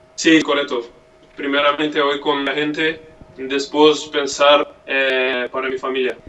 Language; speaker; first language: Spanish; non-native, learner; Portuguese